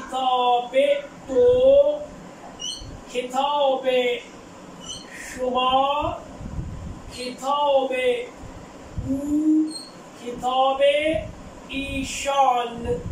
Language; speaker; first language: Persian; non-native, fluent; Urdu